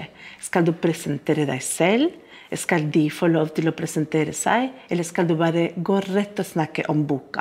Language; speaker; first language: Norwegian; non-native, fluent; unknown